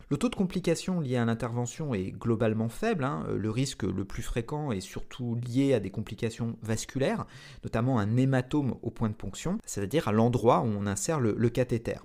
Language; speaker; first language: French; native; French